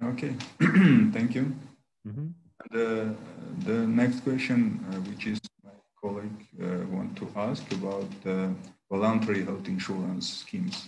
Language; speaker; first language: English; non-native, learner; Armenian